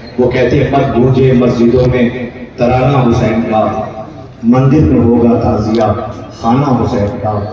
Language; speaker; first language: Urdu; native; Urdu